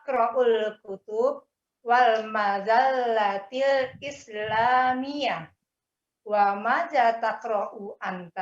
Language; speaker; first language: Arabic; non-native, learner; Indonesian